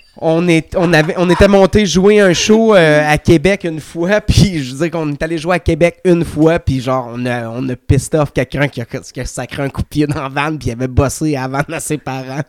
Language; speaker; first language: French; native; French